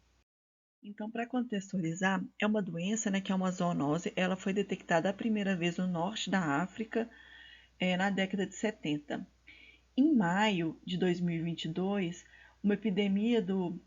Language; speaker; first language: Portuguese; native; Portuguese